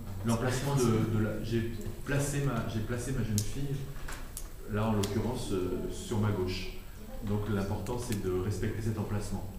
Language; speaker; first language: French; native; French